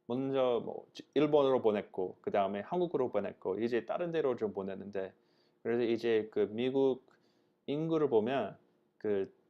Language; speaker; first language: Korean; non-native, fluent; English